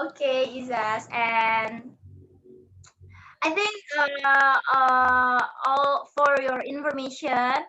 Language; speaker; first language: English; non-native, learner; Indonesian